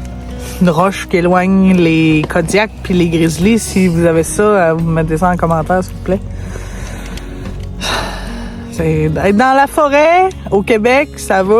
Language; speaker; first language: French; native; French